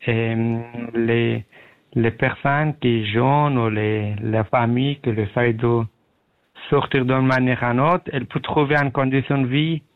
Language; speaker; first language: French; non-native, learner; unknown